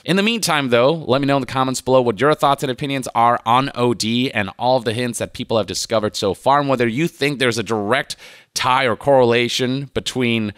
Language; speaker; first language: English; native; English